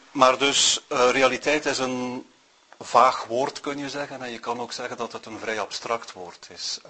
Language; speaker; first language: Dutch; native; Dutch